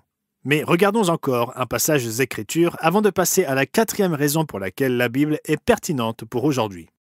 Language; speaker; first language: French; native; French